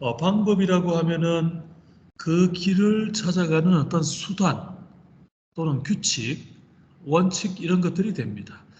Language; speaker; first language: Korean; native; Korean